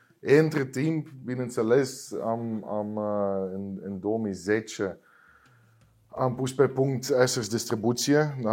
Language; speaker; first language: Romanian; non-native, learner; Dutch